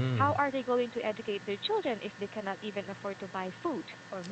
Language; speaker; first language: English; non-native, fluent; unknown